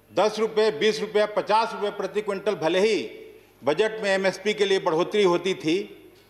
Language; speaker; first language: Hindi; native; Hindi